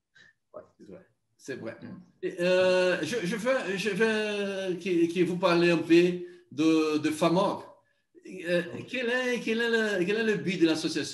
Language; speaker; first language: French; non-native, learner; Portuguese